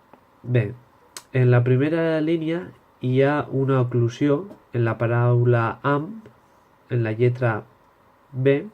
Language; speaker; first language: Catalan; non-native, local second language; Spanish